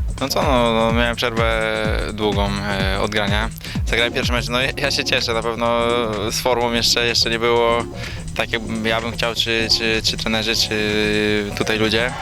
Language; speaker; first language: Polish; native; Polish